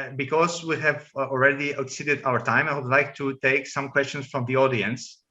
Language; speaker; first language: English; non-native, fluent; Greek